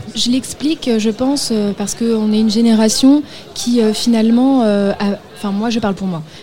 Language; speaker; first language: French; early bilingual, other home language; Arabic